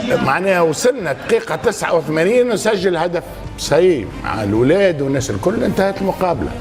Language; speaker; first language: Arabic; native; Arabic